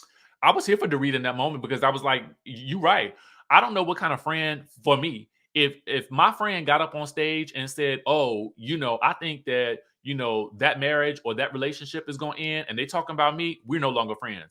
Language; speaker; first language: English; native; English